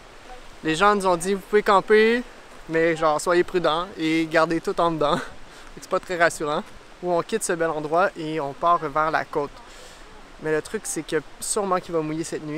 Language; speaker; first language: French; native; French